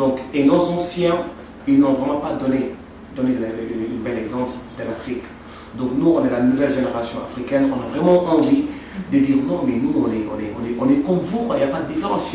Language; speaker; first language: French; non-native, local second language; Wolof